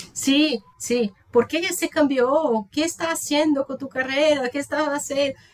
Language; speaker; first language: Spanish; non-native, learner; Portuguese